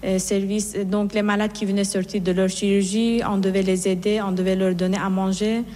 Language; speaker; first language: French; non-native, fluent; Persian